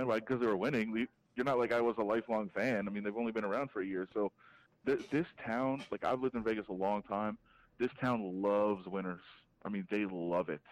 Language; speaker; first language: English; native; English